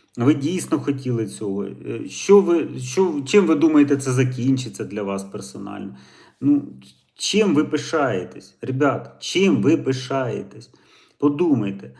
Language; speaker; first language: Ukrainian; native; Ukrainian